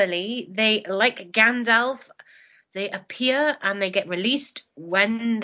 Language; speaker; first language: English; non-native, local second language; Welsh